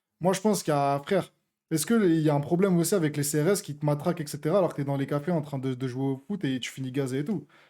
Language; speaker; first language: French; native; French